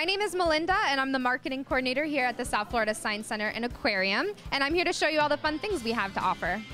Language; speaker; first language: English; native; English